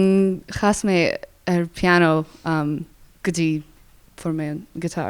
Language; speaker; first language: Irish; non-native, learner; English